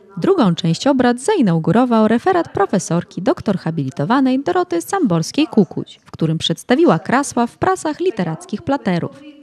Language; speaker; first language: Polish; early bilingual, heritage; Polish